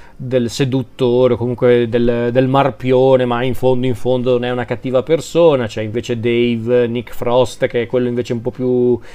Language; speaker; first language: Italian; native; Italian